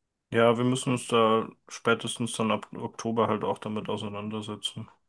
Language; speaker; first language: German; native; German